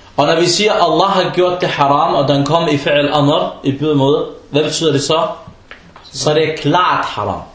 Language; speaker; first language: Danish; non-native, fluent; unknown